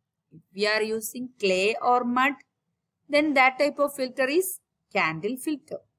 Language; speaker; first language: English; non-native, local second language; Malayalam